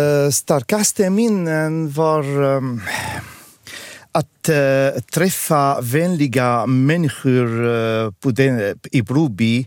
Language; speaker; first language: Swedish; non-native, fluent; Arabic